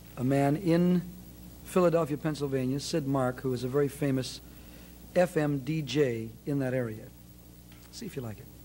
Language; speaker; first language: English; native; English